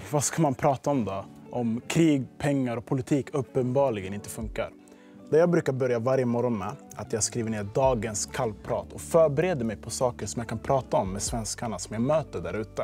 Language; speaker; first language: Swedish; native; Swedish